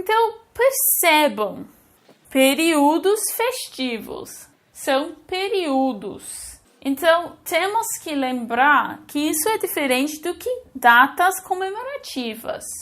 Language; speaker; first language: Portuguese; non-native, fluent; English